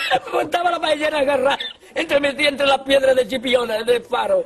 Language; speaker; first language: Spanish; native; Spanish